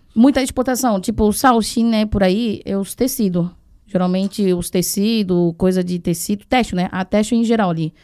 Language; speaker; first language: Portuguese; non-native, fluent; Chinese